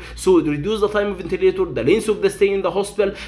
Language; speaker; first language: English; non-native, fluent; Arabic